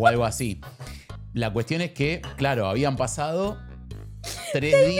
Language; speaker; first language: Spanish; native; Spanish